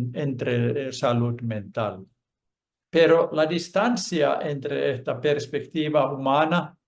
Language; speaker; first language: Spanish; non-native, fluent; Finnish